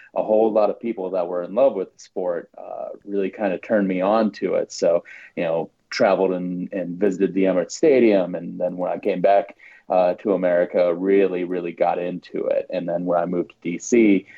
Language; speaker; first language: English; native; English